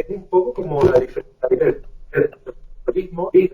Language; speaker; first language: Spanish; native; Spanish